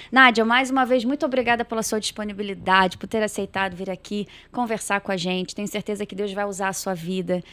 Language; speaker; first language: Portuguese; native; Portuguese